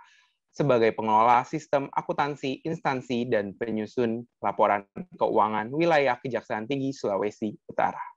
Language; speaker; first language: Indonesian; native; Indonesian